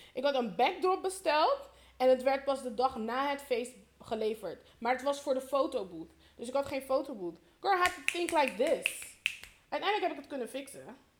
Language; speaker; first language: Dutch; early bilingual, heritage; Dutch